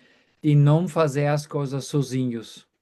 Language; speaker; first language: Portuguese; non-native, fluent; German